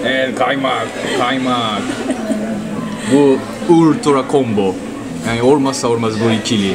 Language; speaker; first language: Turkish; non-native, fluent; Japanese